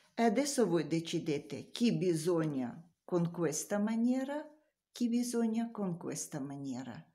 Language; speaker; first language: Italian; non-native, learner; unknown